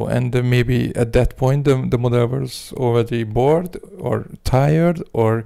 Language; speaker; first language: English; non-native, fluent; Hungarian